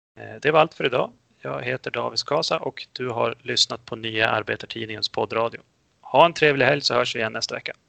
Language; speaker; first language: Swedish; early bilingual, other home language; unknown